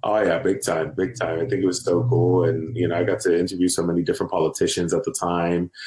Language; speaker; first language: English; native; English